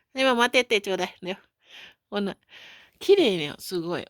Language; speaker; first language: Japanese; non-native, learner; Thai